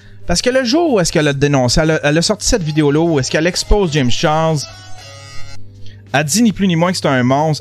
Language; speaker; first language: French; native; French